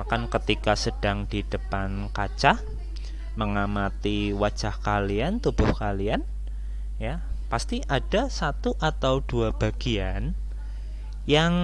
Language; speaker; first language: Indonesian; native; Indonesian